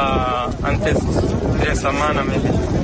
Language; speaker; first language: Spanish; non-native, learner; Arabic